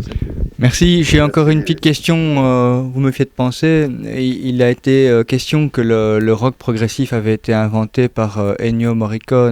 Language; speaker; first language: French; native; French